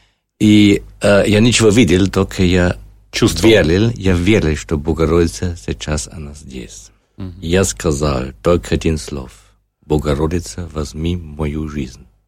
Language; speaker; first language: Russian; non-native, learner; German